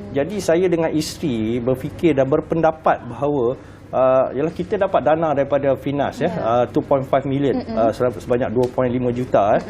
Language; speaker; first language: Malay; native; Malay